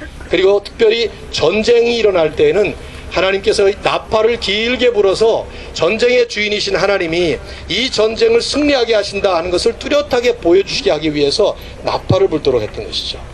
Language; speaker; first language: Korean; native; Korean